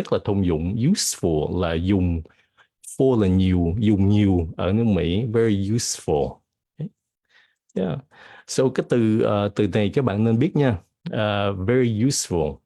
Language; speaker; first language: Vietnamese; early bilingual, heritage; Vietnamese